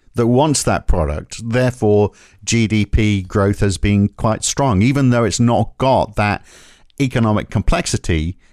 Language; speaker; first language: English; native; English